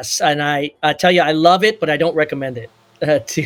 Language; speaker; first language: English; native; English